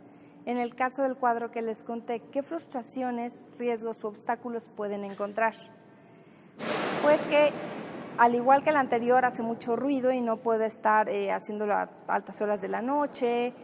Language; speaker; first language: Spanish; native; Spanish